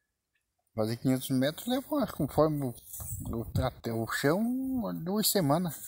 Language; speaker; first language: Portuguese; native; Portuguese